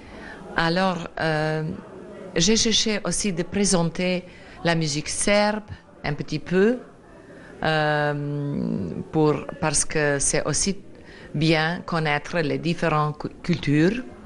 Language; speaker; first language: French; non-native, fluent; Serbian